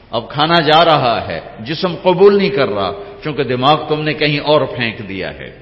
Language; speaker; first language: Urdu; native; Urdu